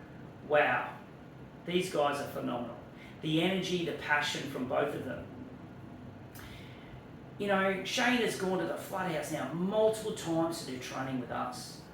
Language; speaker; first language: English; native; English